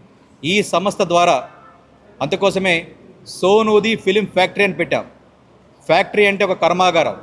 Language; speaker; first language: Telugu; native; Telugu